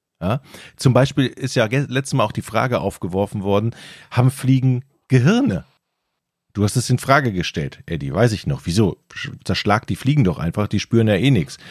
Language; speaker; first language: German; native; German